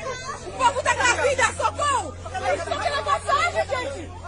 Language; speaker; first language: Portuguese; non-native, learner; Haitian Creole